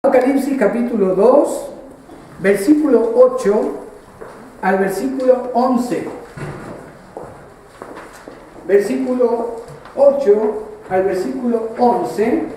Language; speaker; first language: Spanish; native; Spanish